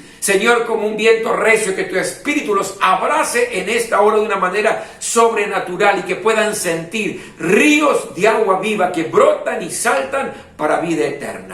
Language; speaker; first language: Spanish; native; Spanish